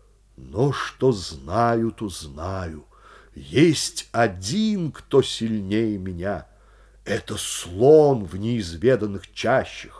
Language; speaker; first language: Russian; native; Russian